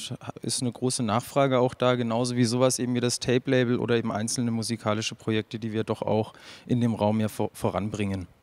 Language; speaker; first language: German; native; German